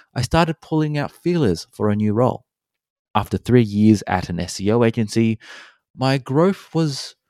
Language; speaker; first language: English; native; English